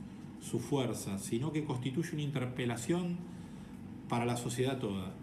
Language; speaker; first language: Spanish; native; Spanish